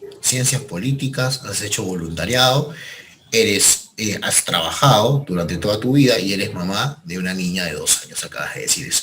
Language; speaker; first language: Spanish; native; Spanish